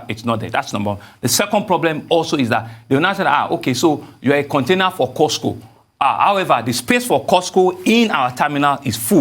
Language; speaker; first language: English; non-native, local second language; Yoruba